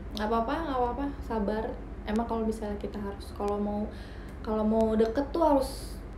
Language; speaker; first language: Indonesian; native; Indonesian